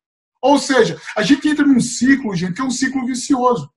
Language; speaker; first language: Portuguese; native; Portuguese